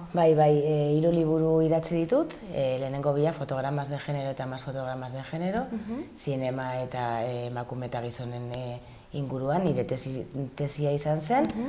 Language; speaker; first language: Basque; non-native, local second language; Spanish